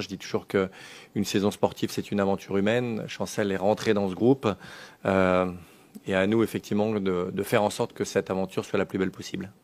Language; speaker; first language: French; native; French